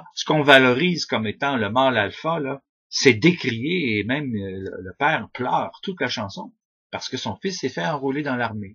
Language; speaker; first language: French; native; French